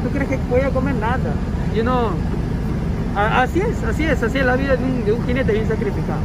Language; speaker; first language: Spanish; native; Spanish